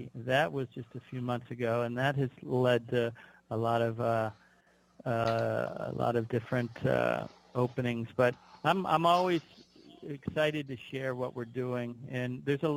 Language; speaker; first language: English; native; English